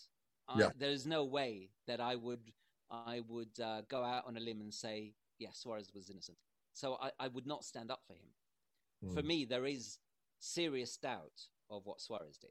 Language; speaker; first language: English; native; English